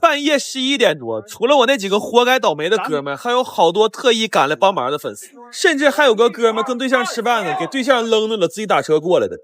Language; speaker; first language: Chinese; native; Chinese